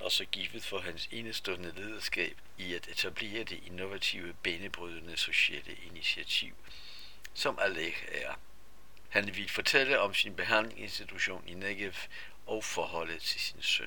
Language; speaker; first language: Danish; native; Danish